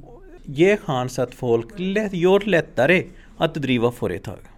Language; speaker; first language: Swedish; non-native, fluent; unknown